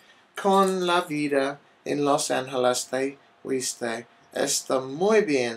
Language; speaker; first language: Spanish; non-native, learner; English